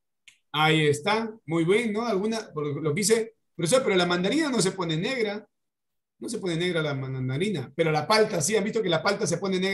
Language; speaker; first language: Spanish; native; Spanish